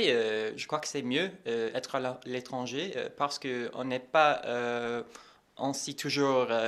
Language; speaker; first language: French; non-native, fluent; English